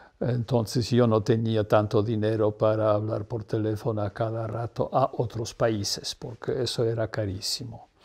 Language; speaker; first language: Spanish; non-native, fluent; Polish